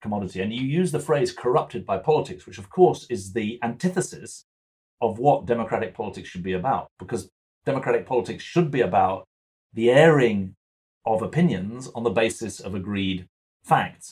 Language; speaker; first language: English; native; English